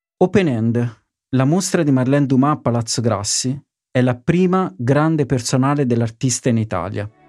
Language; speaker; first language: Italian; native; Italian